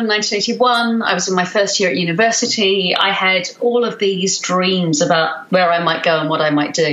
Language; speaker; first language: English; native; English